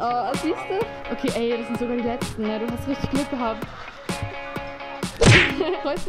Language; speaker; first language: German; native; German